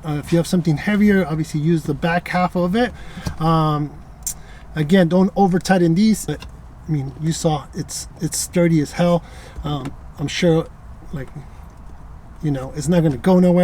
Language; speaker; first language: English; native; English